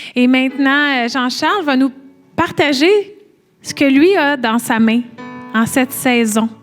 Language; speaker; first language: French; native; French